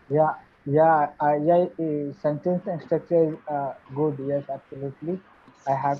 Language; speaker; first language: English; non-native, learner; Hindi